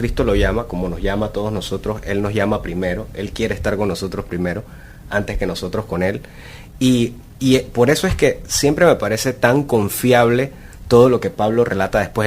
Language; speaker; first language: Spanish; native; Spanish